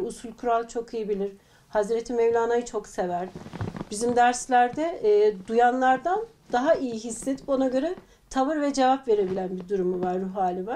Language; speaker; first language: Turkish; native; Turkish